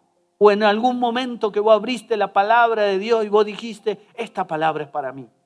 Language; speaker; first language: Spanish; native; Spanish